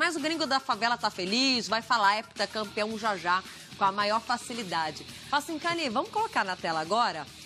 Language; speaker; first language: Portuguese; native; Portuguese